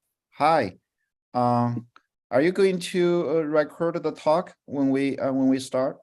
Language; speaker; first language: English; non-native, fluent; Chinese